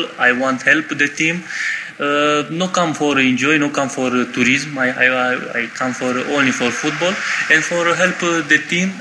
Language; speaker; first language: English; non-native, learner; Romanian